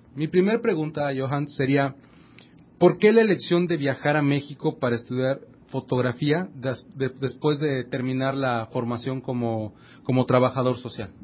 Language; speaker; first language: Spanish; native; Spanish